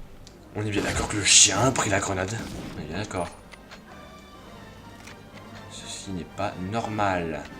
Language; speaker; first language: French; native; French